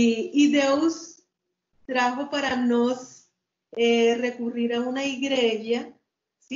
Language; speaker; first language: Portuguese; non-native, learner; Spanish